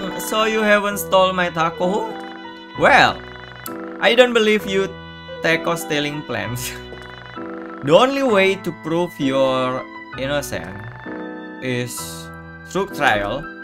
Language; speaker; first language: English; non-native, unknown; Indonesian